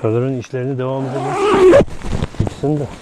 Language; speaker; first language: Turkish; non-native, fluent; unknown